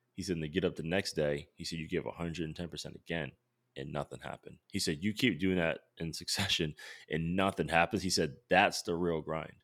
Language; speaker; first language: English; native; English